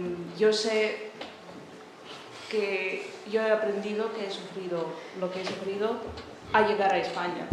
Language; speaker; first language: Spanish; non-native, fluent; Russian